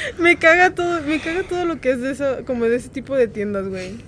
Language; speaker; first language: Spanish; native; Spanish